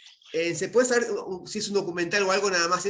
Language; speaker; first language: Spanish; native; Spanish